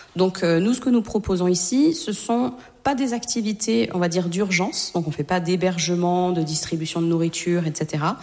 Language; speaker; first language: French; native; French